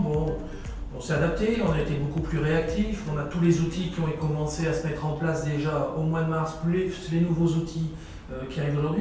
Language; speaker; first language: French; native; French